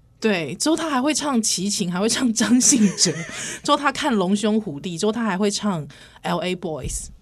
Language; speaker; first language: Chinese; native; Chinese